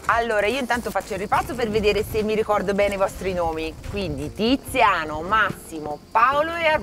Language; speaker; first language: Italian; native; Italian